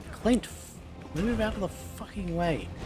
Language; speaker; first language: English; native; English